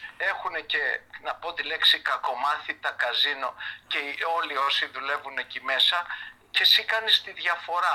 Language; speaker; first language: Greek; early bilingual, heritage; Greek